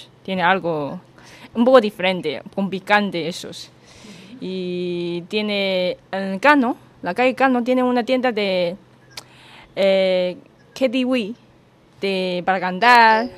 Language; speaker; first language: Spanish; non-native, learner; Chinese